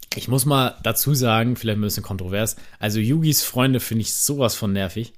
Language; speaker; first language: German; native; German